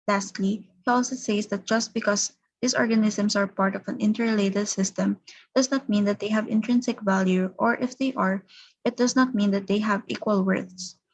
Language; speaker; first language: English; non-native, local second language; Filipino